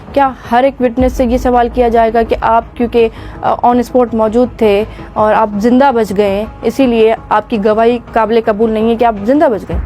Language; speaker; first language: Urdu; non-native, local second language; Sindhi